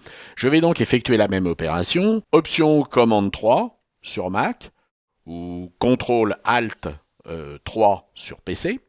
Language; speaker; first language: French; native; French